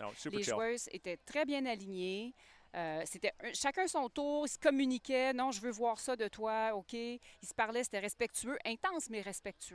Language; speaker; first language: French; native; French